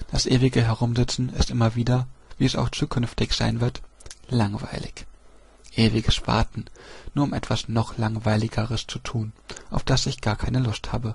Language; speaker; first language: German; native; German